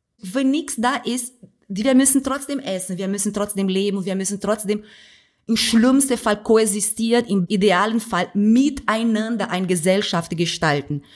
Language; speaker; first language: German; non-native, fluent; Portuguese